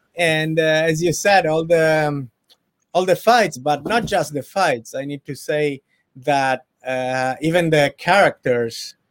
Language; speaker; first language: English; non-native, fluent; Italian